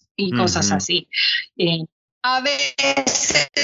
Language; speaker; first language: Spanish; non-native, fluent; English